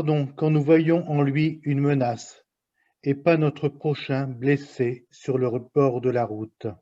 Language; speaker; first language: French; native; French